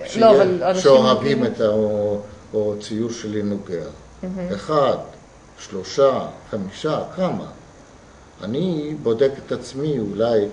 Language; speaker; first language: Hebrew; non-native, fluent; Russian